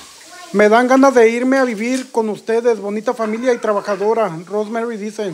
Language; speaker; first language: Spanish; native; Spanish